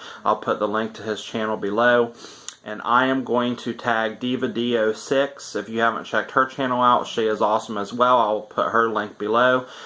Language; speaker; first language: English; native; English